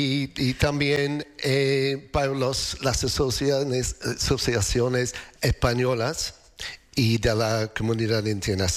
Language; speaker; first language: Spanish; non-native, learner; English